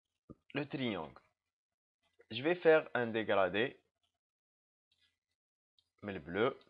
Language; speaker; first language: French; non-native, local second language; Arabic